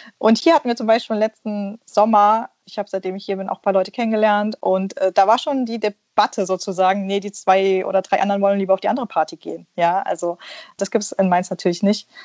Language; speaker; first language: German; early bilingual, other home language; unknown